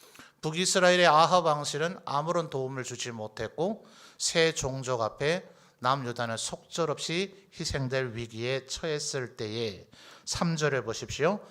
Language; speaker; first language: Korean; native; Korean